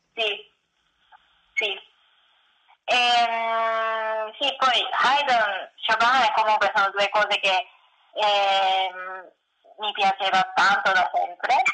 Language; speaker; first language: Italian; non-native, learner; Japanese